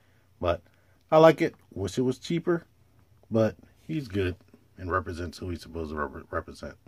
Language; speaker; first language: English; native; English